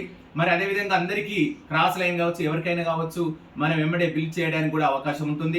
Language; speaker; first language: Telugu; native; Telugu